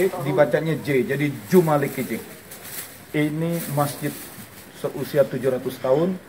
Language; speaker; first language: Indonesian; native; Indonesian